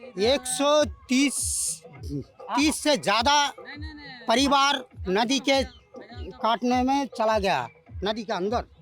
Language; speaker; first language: Hindi; non-native, local second language; Bangla